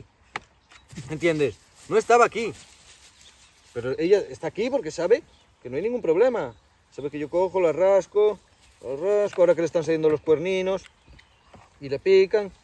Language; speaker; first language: Spanish; native; Spanish